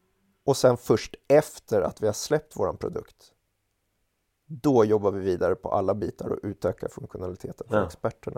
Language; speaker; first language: Swedish; native; Swedish